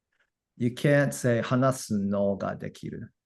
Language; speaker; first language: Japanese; non-native, fluent; English